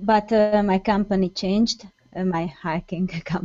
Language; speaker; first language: English; non-native, learner; Hungarian